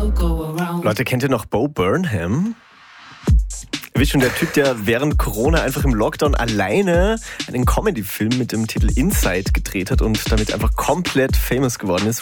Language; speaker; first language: German; native; German